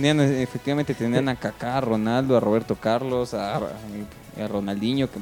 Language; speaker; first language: Spanish; native; Spanish